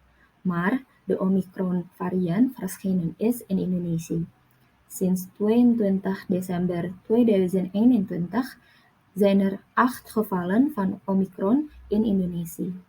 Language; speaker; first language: Dutch; non-native, learner; Indonesian